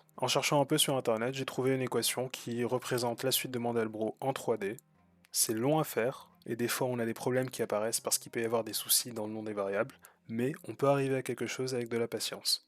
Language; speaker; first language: French; native; French